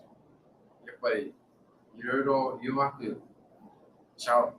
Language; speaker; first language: Japanese; non-native, learner; English